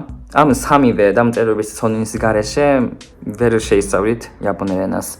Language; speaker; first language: Georgian; non-native, fluent; Japanese